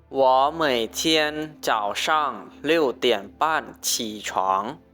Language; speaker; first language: Chinese; non-native, learner; Lao